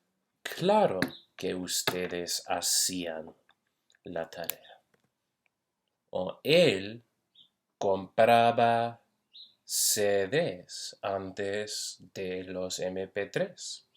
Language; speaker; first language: Spanish; non-native, fluent; English